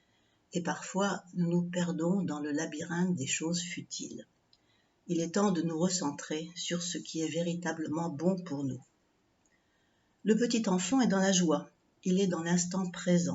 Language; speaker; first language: French; native; French